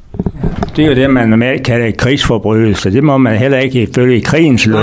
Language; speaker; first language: Danish; native; Danish